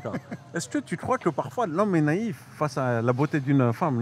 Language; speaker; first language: French; native; French